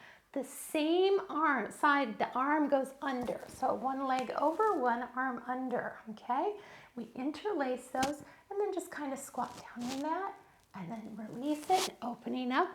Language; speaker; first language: English; native; English